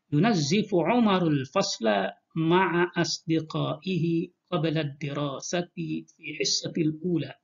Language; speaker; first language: Arabic; non-native, fluent; Indonesian